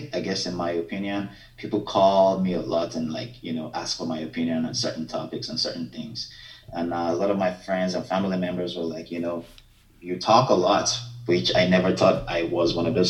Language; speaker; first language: English; non-native, local second language; Yoruba